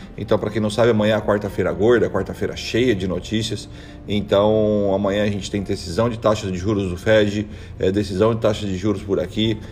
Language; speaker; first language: Portuguese; native; Portuguese